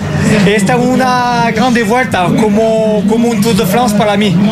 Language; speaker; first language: Portuguese; non-native, learner; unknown